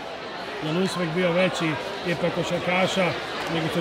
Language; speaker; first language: Serbian; native; Serbian